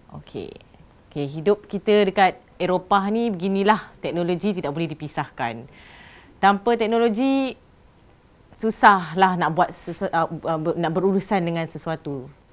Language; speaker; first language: Malay; native; Malay